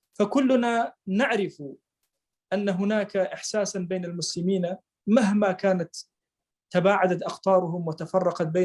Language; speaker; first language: Arabic; non-native, local second language; Kurdish